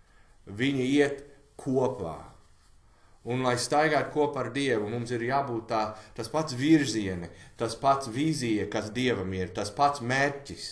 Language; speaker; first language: Latvian; non-native, learner; English